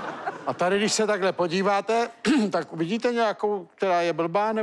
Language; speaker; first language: Czech; native; Czech